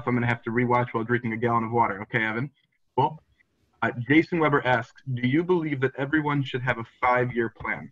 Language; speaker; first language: English; native; English